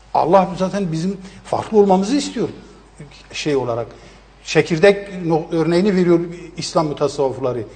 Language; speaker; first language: Turkish; native; Turkish